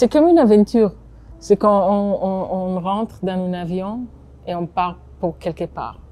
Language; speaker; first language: French; non-native, fluent; Hebrew